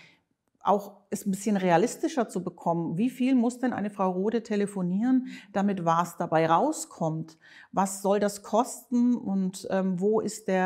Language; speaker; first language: German; native; German